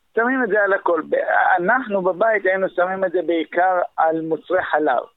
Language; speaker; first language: Hebrew; early bilingual, other home language; Arabic